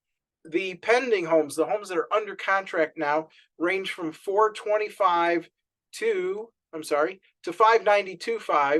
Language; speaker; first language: English; native; English